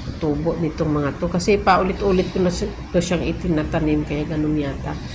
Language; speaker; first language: Filipino; native; Filipino